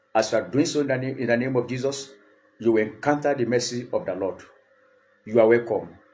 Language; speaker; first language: English; non-native, local second language; Yoruba